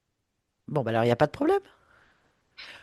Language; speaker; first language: French; native; French